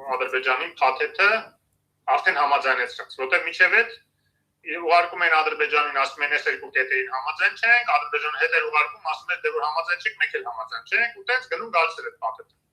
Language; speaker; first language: Armenian; native; Armenian